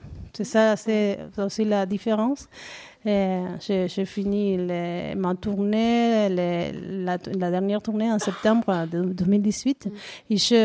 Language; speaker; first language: French; non-native, learner; Spanish